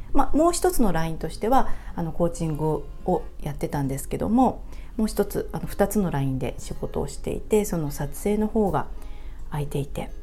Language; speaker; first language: Japanese; native; Japanese